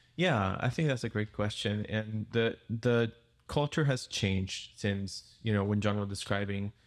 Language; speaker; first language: English; non-native, fluent; Spanish